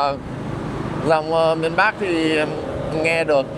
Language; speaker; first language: Vietnamese; non-native, fluent; English